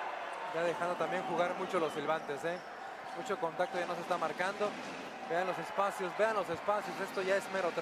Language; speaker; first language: Spanish; native; Spanish